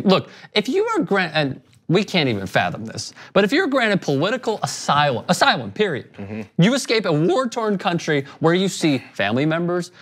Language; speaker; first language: English; native; English